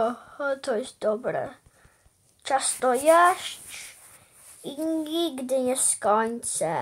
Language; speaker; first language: Polish; early bilingual, heritage; Polish